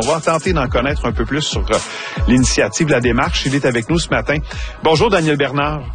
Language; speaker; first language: French; native; French